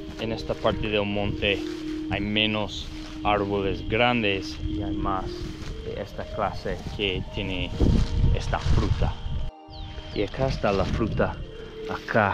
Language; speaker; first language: Spanish; non-native, fluent; English